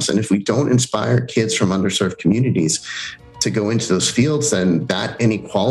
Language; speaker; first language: English; non-native, fluent; Spanish